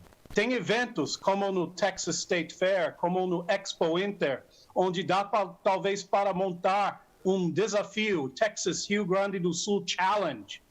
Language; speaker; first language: Portuguese; non-native, fluent; English